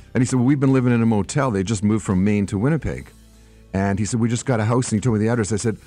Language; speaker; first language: English; native; English